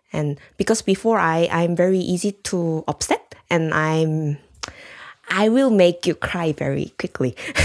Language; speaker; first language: English; non-native, learner; Korean